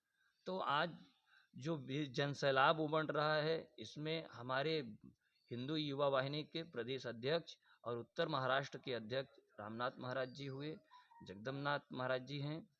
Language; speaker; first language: Hindi; native; Hindi